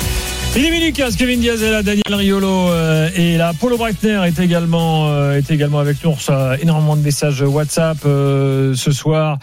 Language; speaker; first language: French; native; French